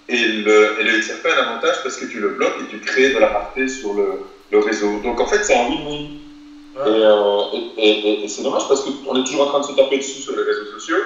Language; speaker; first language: French; native; French